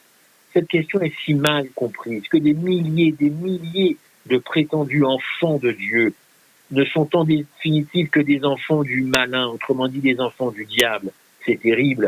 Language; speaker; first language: French; native; French